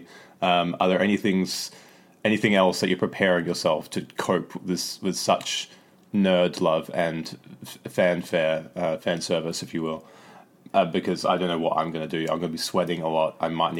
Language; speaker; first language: English; native; English